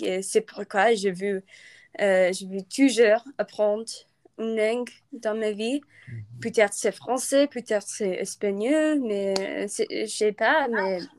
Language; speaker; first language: French; non-native, learner; English